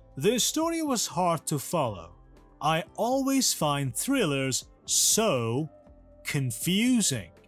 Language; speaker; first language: English; non-native, fluent; Persian